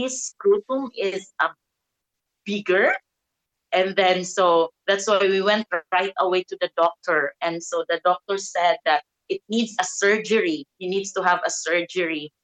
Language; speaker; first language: English; non-native, local second language; Cebuano